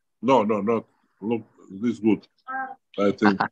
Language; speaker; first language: English; non-native, learner; Georgian